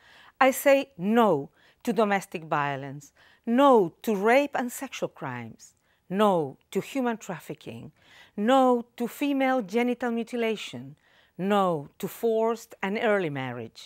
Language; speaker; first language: English; non-native, fluent; Spanish